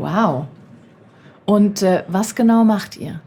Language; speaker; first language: German; native; German